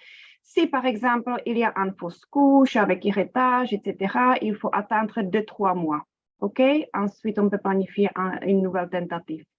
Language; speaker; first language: French; non-native, fluent; Czech